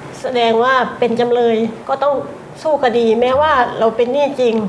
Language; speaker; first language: Thai; native; Thai